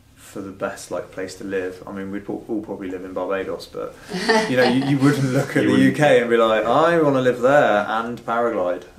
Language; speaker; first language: English; native; English